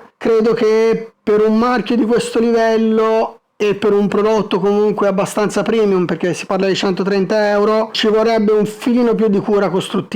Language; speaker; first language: Italian; native; Italian